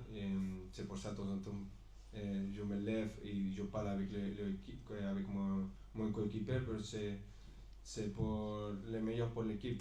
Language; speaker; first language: French; non-native, fluent; Spanish